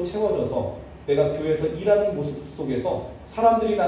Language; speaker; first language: Korean; native; Korean